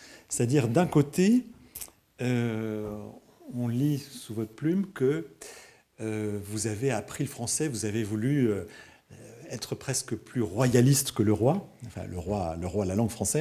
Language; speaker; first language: French; native; French